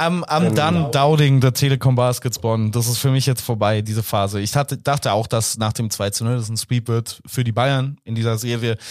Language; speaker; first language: German; native; German